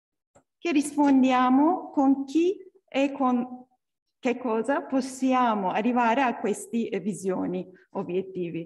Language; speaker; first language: Italian; non-native, learner; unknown